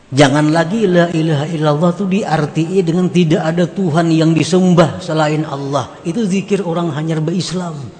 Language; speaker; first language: Indonesian; non-native, local second language; Banjar